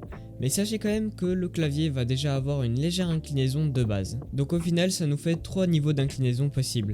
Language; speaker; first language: French; native; French